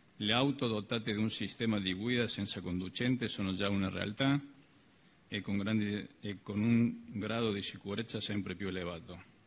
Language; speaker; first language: Italian; early bilingual, heritage; Italian